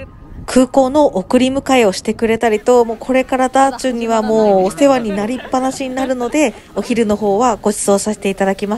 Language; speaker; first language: Japanese; native; Japanese